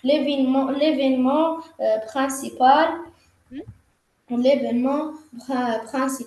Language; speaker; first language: French; non-native, learner; Arabic